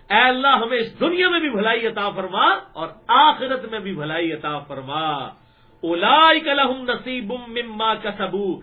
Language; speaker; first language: Urdu; non-native, local second language; Punjabi